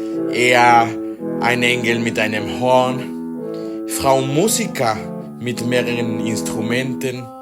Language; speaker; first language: German; non-native, fluent; Spanish